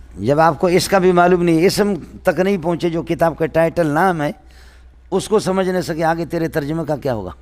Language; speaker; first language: Urdu; non-native, local second language; Baluchi